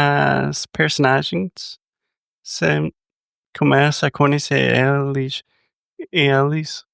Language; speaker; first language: Portuguese; non-native, fluent; English